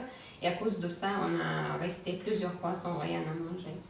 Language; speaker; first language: French; non-native, learner; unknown